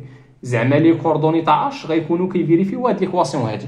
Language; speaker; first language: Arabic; native; Arabic